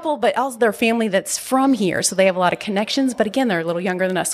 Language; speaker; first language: English; native; English